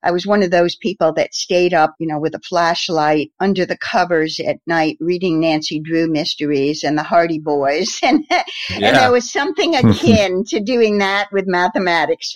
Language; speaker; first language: English; native; English